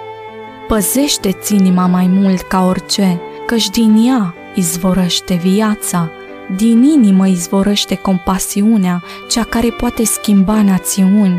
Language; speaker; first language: Romanian; native; Romanian